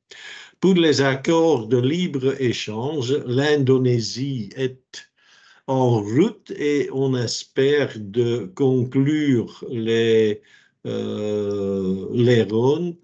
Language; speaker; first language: French; non-native, local second language; Dutch